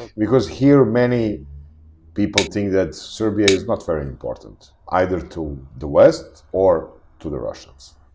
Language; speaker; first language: English; non-native, fluent; Serbian